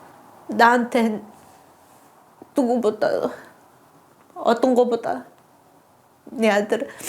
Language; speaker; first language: Korean; non-native, learner; Mongolian